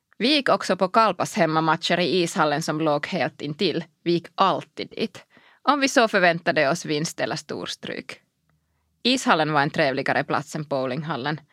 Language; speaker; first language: Swedish; non-native, local second language; Finnish